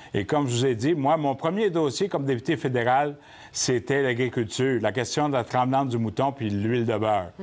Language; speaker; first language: French; native; French